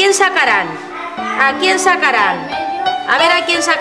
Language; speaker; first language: Spanish; native; Spanish